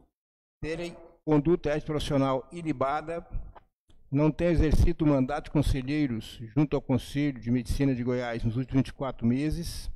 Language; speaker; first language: Portuguese; native; Portuguese